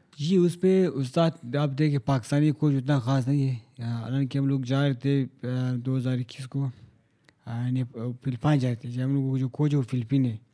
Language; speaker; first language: Urdu; non-native, local second language; Hazaragi